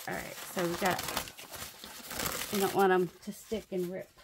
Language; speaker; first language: English; native; English